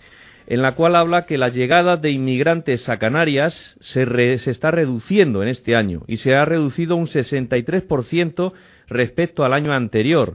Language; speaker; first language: Spanish; native; Spanish